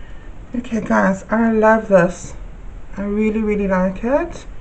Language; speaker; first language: English; native; English